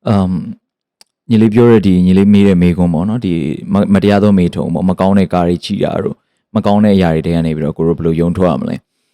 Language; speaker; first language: Burmese; native; Burmese